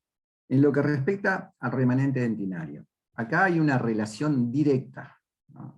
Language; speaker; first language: Spanish; native; Spanish